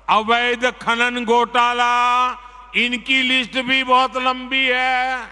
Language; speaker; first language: Hindi; native; Hindi